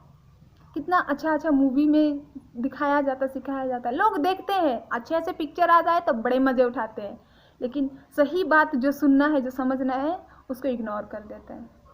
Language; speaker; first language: Hindi; non-native, local second language; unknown